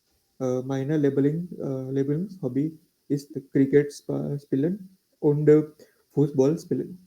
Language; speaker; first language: German; non-native, learner; Gujarati